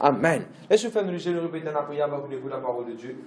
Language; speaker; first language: French; non-native, local second language; Morisyen